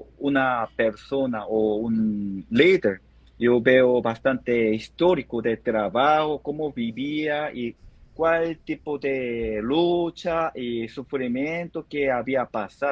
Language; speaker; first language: Spanish; non-native, fluent; Korean